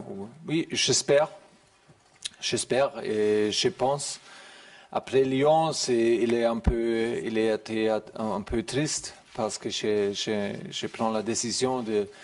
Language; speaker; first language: French; non-native, learner; German